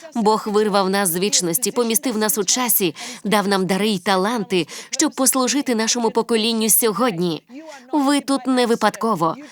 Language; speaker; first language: Ukrainian; non-native, fluent; English